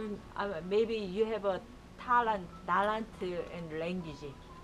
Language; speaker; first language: English; non-native, learner; Korean